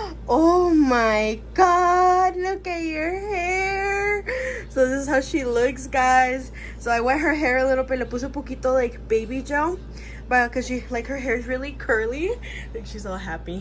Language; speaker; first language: English; early bilingual, other home language; Spanish